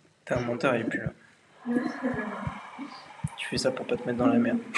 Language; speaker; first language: French; native; French